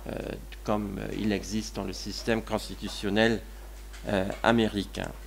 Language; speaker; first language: French; non-native, local second language; Luxembourgish